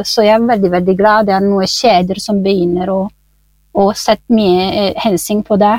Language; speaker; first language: Norwegian; non-native, fluent; Italian